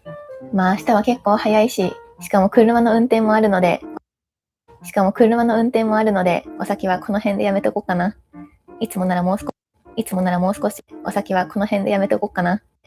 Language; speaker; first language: Japanese; native; Japanese